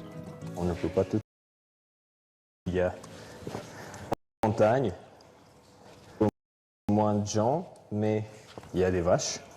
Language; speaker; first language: French; non-native, learner; Japanese